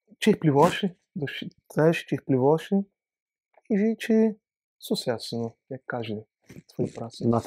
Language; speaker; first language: Polish; non-native, learner; Portuguese